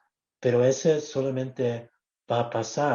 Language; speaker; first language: Spanish; non-native, local second language; English